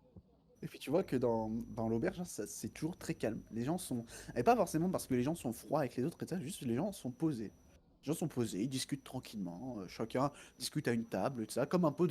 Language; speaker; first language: French; native; French